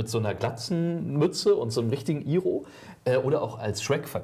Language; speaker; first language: German; native; German